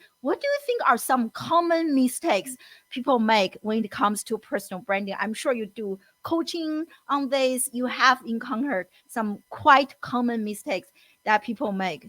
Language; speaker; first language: English; non-native, fluent; Chinese